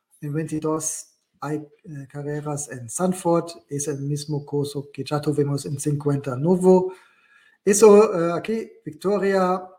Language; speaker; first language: Spanish; non-native, learner; German